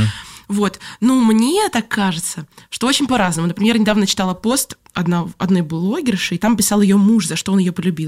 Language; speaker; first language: Russian; native; Russian